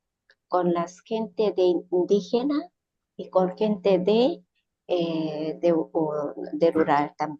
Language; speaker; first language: Spanish; non-native, learner; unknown